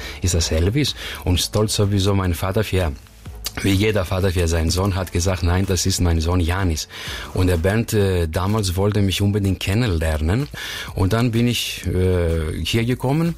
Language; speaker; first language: German; non-native, fluent; Greek